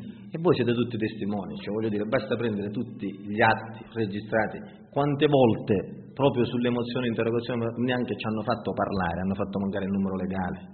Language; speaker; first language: Italian; native; Italian